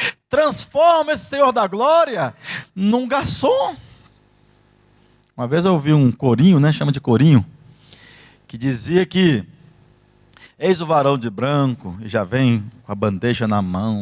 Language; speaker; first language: Portuguese; native; Portuguese